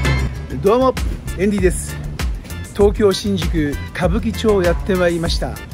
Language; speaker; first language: Japanese; native; Japanese